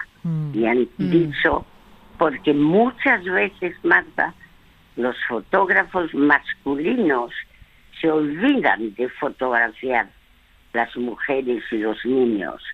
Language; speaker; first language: Spanish; early bilingual, other home language; French